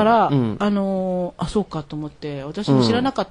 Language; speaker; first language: Japanese; non-native, fluent; Chinese